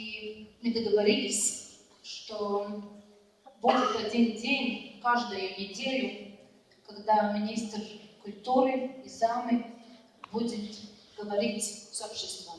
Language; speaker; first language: Russian; non-native, fluent; Latvian